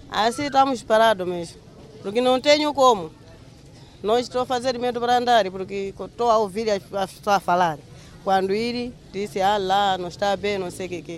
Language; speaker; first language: Portuguese; non-native, local second language; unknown